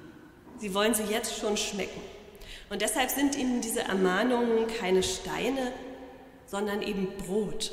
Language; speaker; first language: German; native; German